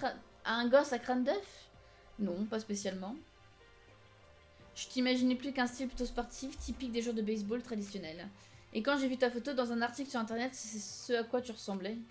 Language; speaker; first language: French; native; French